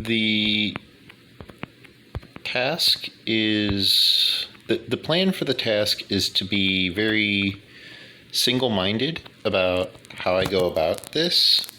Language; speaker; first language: English; native; English